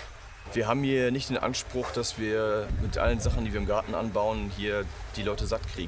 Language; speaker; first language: German; native; German